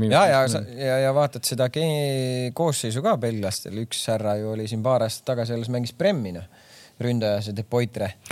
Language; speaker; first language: Estonian; native; Estonian